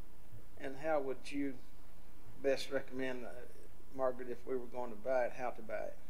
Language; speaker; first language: English; native; English